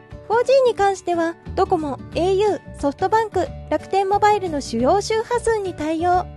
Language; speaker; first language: Japanese; native; Japanese